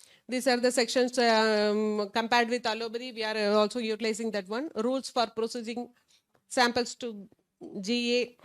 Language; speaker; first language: English; non-native, local second language; Tamil